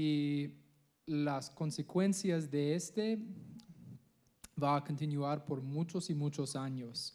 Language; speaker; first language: Spanish; non-native, learner; English